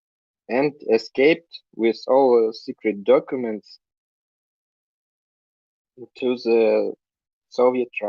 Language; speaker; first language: English; non-native, learner; Russian